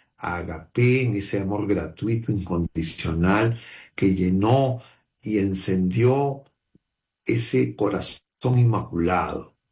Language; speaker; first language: Spanish; native; Spanish